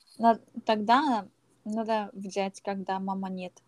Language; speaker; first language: Russian; non-native, learner; Korean